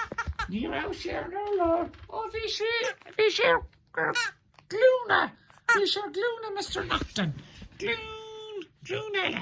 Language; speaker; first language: Irish; non-native, local second language; English